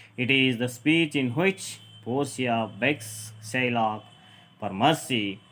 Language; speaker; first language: English; non-native, local second language; Kannada